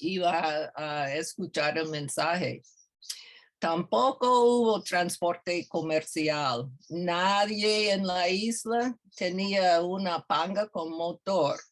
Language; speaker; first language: Spanish; non-native, fluent; English